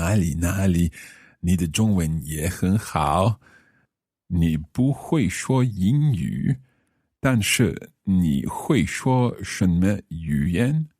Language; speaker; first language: Chinese; non-native, learner; English